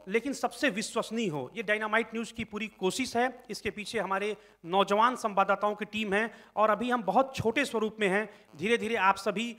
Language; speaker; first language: Hindi; native; Hindi